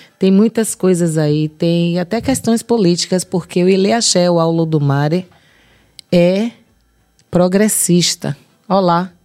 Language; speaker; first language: Portuguese; native; Portuguese